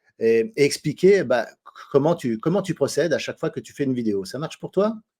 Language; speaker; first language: French; native; French